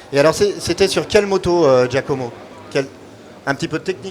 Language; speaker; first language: French; native; French